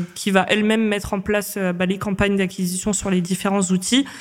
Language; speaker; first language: French; native; French